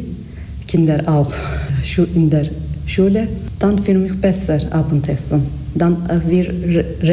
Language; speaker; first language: German; non-native, learner; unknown